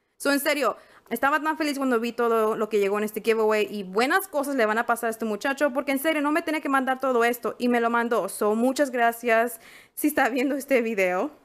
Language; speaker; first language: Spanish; early bilingual, heritage; Spanish